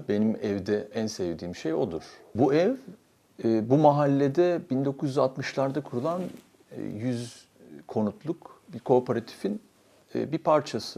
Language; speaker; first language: Turkish; native; Turkish